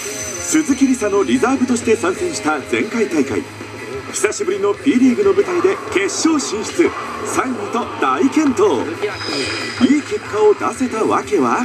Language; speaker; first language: Japanese; native; Japanese